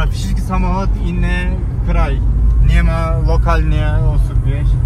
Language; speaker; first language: Polish; non-native, learner; Turkish